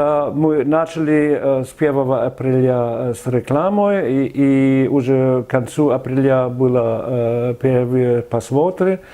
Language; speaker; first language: Russian; non-native, fluent; German